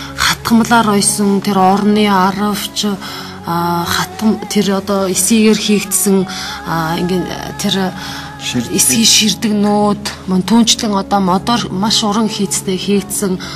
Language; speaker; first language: Mongolian; non-native, local second language; Kazakh